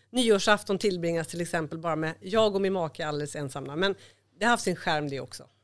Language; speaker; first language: Swedish; native; Swedish